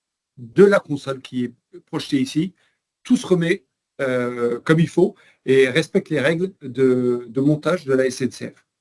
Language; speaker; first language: French; native; French